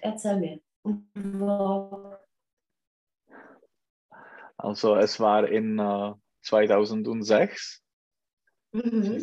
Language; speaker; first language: German; non-native, learner; Czech